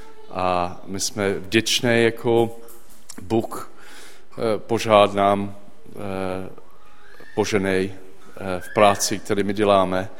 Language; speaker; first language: Czech; non-native, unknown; English